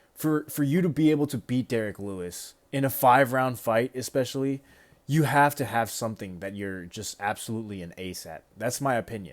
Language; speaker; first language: English; native; English